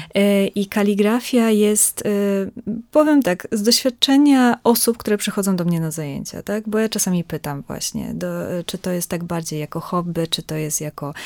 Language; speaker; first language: Polish; native; Polish